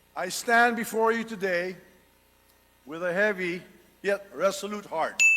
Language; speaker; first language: English; non-native, local second language; Filipino